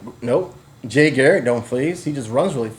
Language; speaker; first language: English; native; English